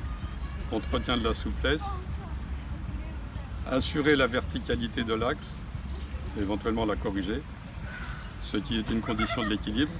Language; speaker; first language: French; native; French